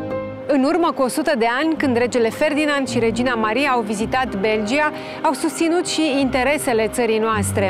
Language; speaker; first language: Romanian; native; Romanian